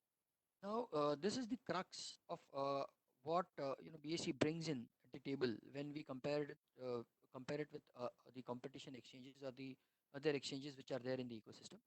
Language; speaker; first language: English; non-native, local second language; Hindi